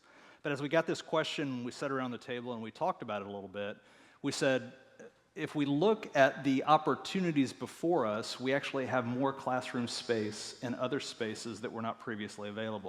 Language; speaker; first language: English; native; English